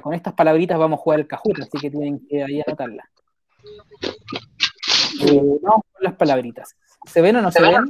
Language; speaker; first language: Spanish; native; Spanish